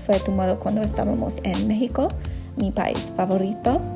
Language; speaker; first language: Spanish; non-native, learner; English